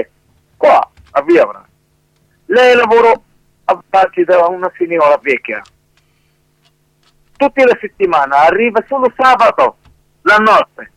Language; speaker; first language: Italian; non-native, learner; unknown